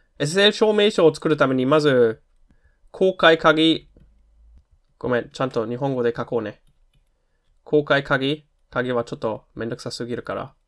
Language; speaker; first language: Japanese; non-native, fluent; German